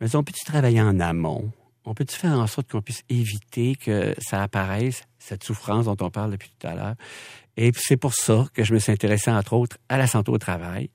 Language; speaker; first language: French; native; French